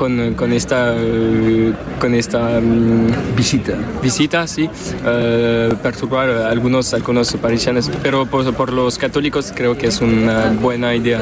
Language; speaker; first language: Spanish; non-native, learner; French